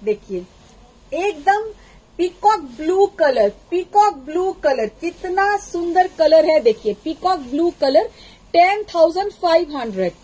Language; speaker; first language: Hindi; non-native, local second language; Bangla